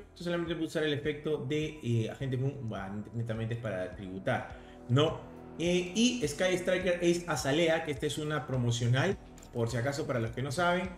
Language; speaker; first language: Spanish; native; Spanish